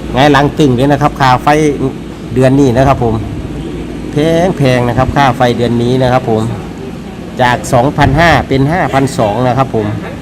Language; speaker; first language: Thai; native; Thai